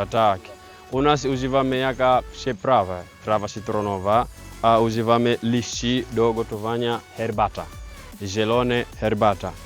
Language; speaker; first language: Polish; non-native, learner; Swahili